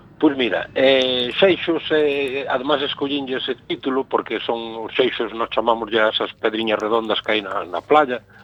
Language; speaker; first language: Galician; native; Galician